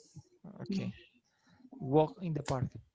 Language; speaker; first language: English; non-native, learner; Spanish